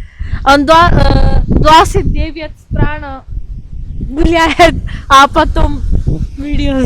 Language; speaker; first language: Russian; non-native, learner; Malayalam